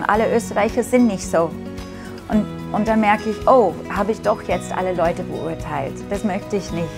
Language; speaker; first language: German; non-native, fluent; English